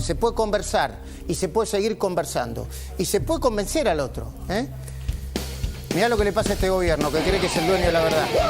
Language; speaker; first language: Spanish; native; Spanish